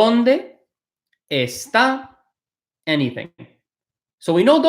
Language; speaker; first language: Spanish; non-native, fluent; English